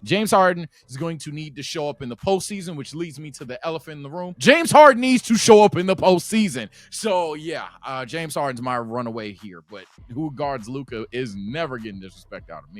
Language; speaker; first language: English; native; English